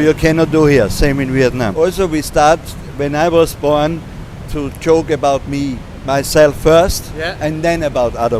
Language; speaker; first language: English; non-native, learner; German